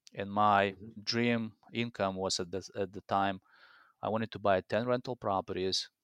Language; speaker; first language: English; non-native, fluent; Russian